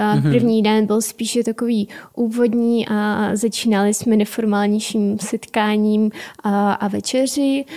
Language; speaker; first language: Czech; non-native, fluent; Ukrainian